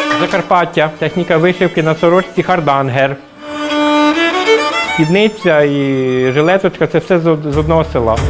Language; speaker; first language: Ukrainian; native; Ukrainian